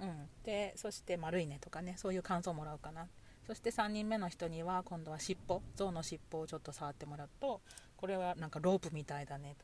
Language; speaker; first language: Japanese; native; Japanese